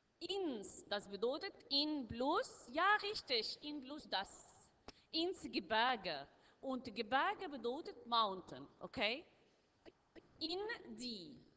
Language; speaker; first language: German; non-native, learner; Arabic